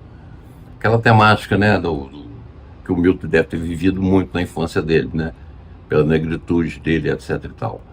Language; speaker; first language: Portuguese; native; Portuguese